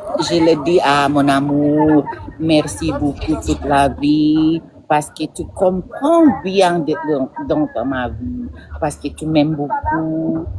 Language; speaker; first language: French; non-native, learner; Indonesian